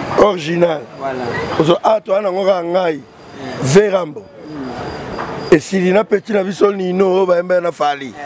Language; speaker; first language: Lingala; native; Lingala